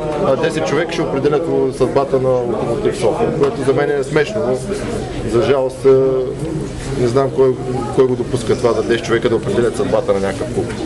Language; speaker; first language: Bulgarian; native; Bulgarian